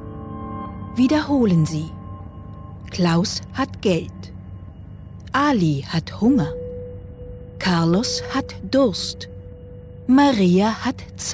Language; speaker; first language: German; native; German